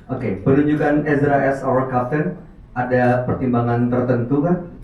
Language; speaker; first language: Indonesian; native; Indonesian